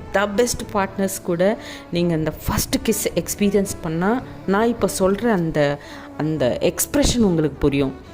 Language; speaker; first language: Tamil; non-native, local second language; Telugu